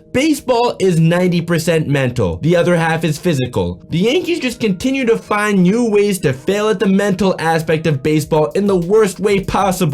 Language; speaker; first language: English; native; English